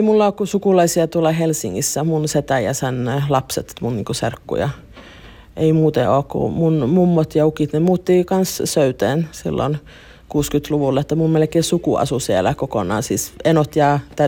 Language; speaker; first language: Finnish; early bilingual, heritage; Finnish